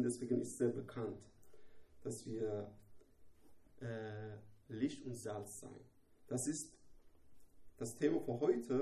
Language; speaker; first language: German; non-native, learner; Persian